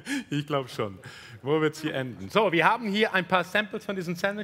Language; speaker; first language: German; native; German